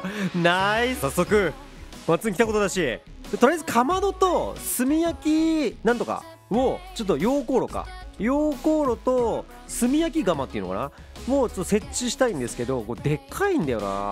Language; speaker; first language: Japanese; native; Japanese